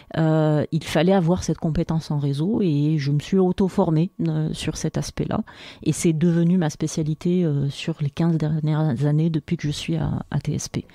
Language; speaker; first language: French; non-native, local second language; Arabic